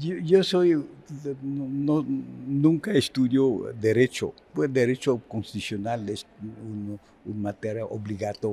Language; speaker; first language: Spanish; non-native, fluent; Haitian Creole